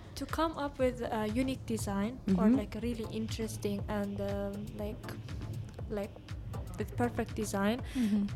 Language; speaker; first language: English; non-native, learner; Russian